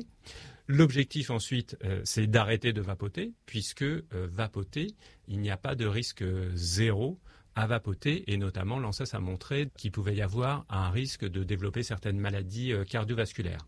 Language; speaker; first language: French; native; French